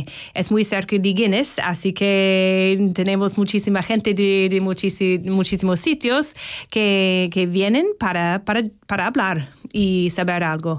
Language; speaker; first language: Spanish; non-native, learner; English